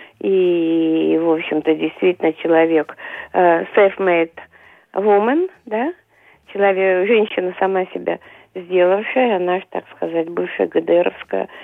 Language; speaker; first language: Russian; native; Russian